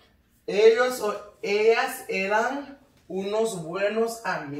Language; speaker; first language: Spanish; non-native, learner; Haitian Creole